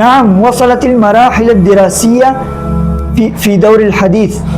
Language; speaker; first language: Arabic; non-native, learner; Urdu